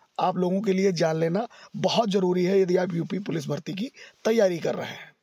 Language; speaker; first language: Hindi; native; Hindi